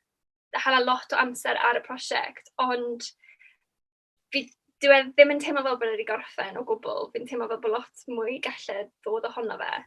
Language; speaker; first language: Welsh; native; Welsh